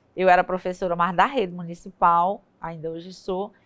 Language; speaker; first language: Portuguese; native; Portuguese